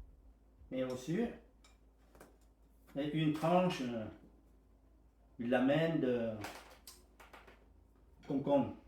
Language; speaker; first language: French; non-native, learner; Vietnamese